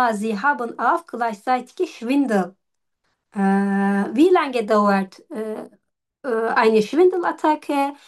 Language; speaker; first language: German; non-native, learner; Turkish